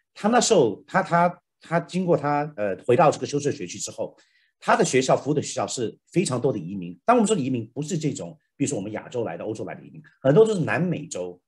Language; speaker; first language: Chinese; native; Chinese